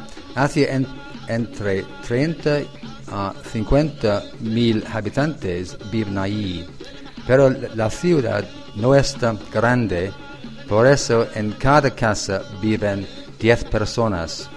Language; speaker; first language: Spanish; non-native, learner; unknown